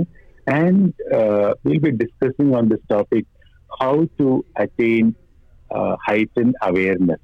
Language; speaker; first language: English; non-native, local second language; Malayalam